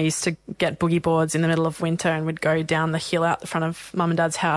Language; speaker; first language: English; native; English